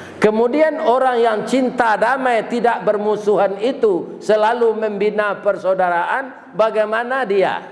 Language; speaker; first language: Malay; non-native, local second language; Minangkabau